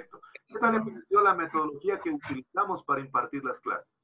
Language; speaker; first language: Spanish; native; Spanish